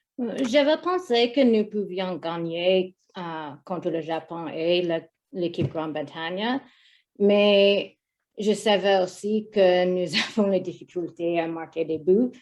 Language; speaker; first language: French; non-native, learner; English